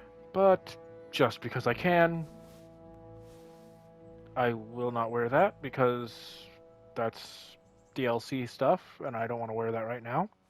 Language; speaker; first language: English; native; English